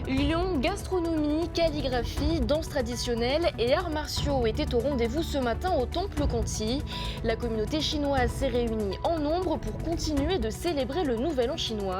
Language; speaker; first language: French; native; French